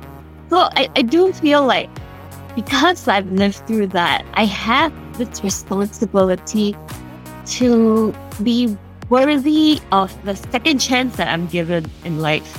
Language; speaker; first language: English; non-native, local second language; Cantonese